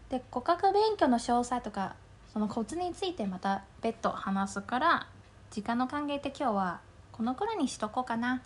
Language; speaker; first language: Japanese; non-native, fluent; Chinese